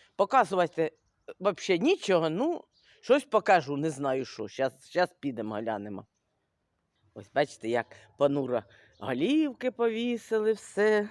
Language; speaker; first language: Ukrainian; native; Ukrainian